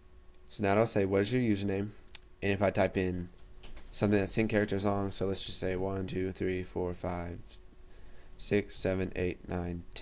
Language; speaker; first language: English; native; English